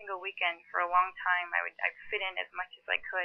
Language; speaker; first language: English; early bilingual, other home language; Chinese